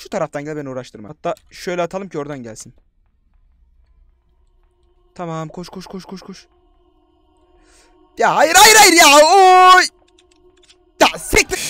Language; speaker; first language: Turkish; native; Turkish